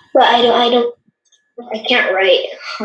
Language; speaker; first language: English; native; English